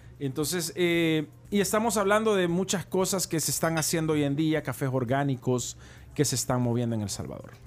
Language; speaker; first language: Spanish; native; Spanish